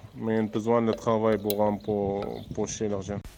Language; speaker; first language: French; non-native, learner; Arabic